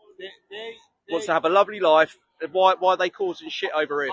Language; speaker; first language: English; native; English